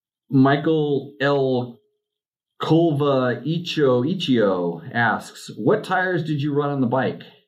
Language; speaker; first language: English; native; English